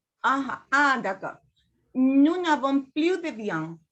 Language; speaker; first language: French; non-native, learner; Spanish